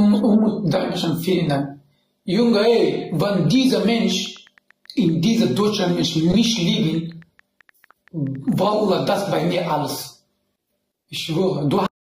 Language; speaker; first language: German; non-native, learner; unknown